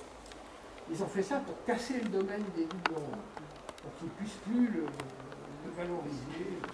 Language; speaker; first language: French; native; French